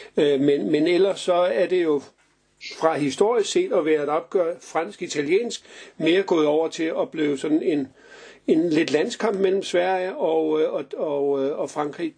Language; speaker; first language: Danish; native; Danish